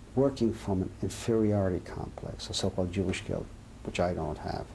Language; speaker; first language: English; early bilingual, other home language; Serbian